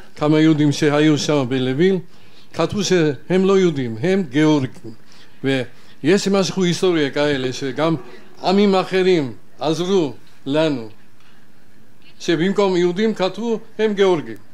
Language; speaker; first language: Hebrew; non-native, learner; Georgian